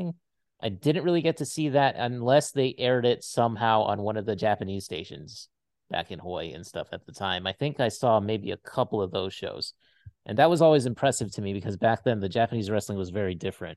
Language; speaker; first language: English; native; English